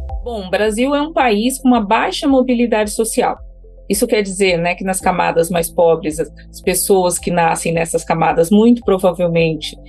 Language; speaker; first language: Portuguese; native; Portuguese